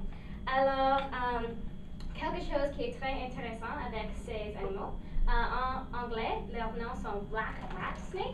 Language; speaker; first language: French; non-native, local second language; English